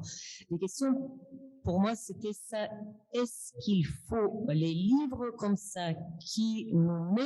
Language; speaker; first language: French; non-native, fluent; Russian